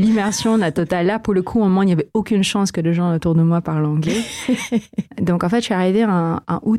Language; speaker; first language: French; non-native, fluent; Filipino